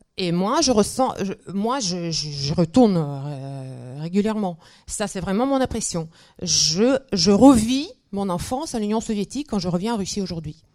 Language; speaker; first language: French; non-native, fluent; Russian